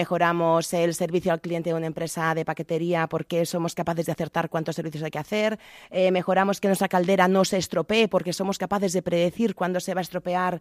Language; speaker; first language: Spanish; native; Spanish